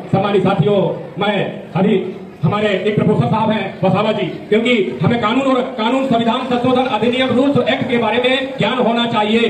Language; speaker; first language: Hindi; non-native, local second language; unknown